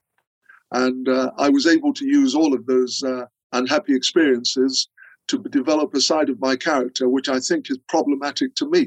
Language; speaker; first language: English; non-native, local second language; Akan